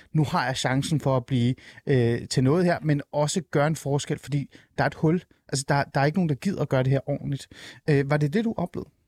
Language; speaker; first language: Danish; early bilingual, other home language; Persian